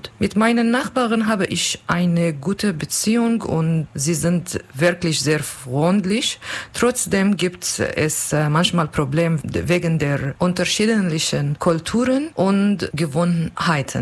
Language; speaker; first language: German; non-native, learner; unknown